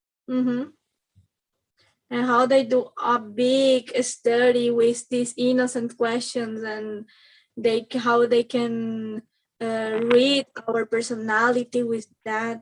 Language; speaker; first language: English; non-native, learner; Spanish